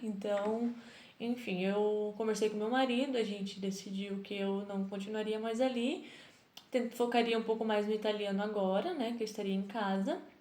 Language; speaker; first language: Portuguese; native; Portuguese